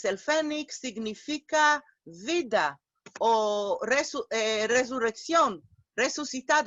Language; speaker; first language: Spanish; non-native, fluent; Hebrew